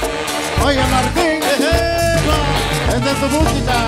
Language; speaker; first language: Spanish; native; Spanish